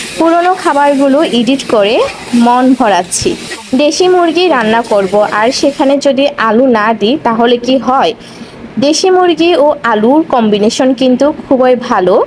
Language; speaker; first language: Bangla; non-native, local second language; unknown